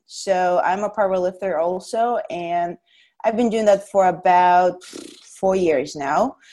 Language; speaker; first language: English; non-native, fluent; Russian